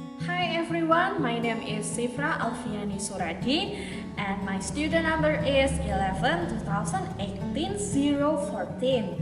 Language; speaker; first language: English; non-native, learner; Indonesian